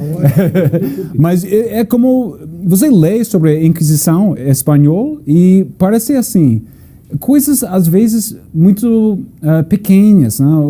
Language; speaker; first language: Portuguese; non-native, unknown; English